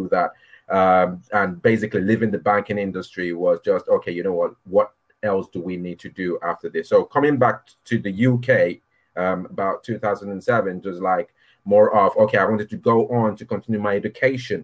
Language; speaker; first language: English; non-native, local second language; Yoruba